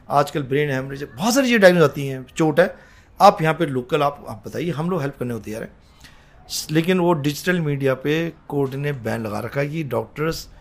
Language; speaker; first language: Hindi; native; Hindi